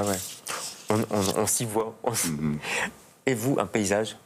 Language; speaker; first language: French; native; French